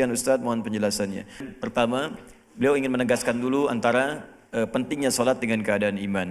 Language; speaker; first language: Indonesian; native; Indonesian